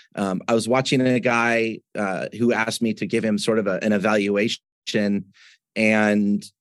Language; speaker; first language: English; native; English